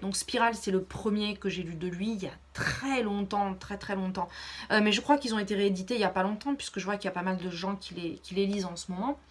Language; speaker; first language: French; native; French